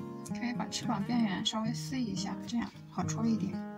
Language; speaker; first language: Chinese; native; Chinese